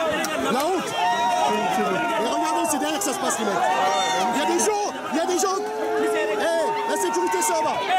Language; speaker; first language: French; native; French